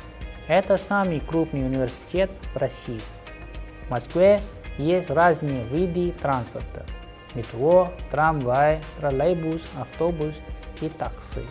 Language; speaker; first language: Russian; non-native, fluent; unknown